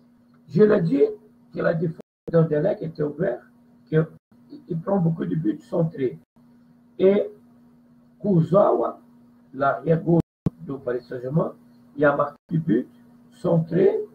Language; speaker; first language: French; non-native, fluent; Portuguese